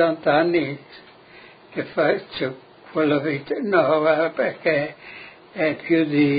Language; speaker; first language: Italian; non-native, local second language; Friulian